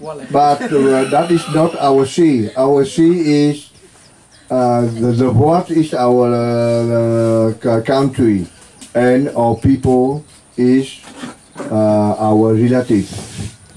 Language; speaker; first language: English; non-native, learner; Vietnamese